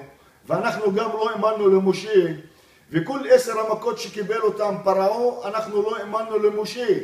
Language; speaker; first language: Hebrew; non-native, local second language; Arabic